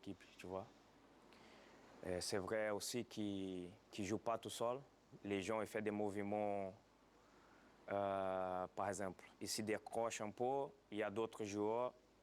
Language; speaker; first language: French; non-native, fluent; Portuguese